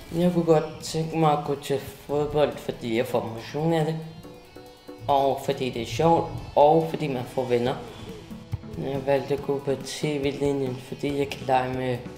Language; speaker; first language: Danish; native; Danish